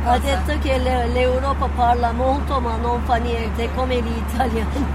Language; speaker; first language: Italian; non-native, fluent; Turkish